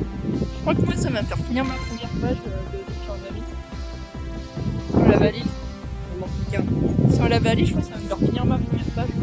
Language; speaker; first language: French; native; French